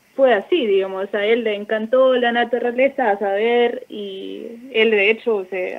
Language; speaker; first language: Spanish; non-native, fluent; German